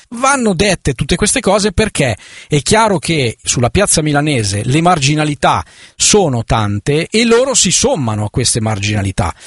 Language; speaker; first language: Italian; native; Italian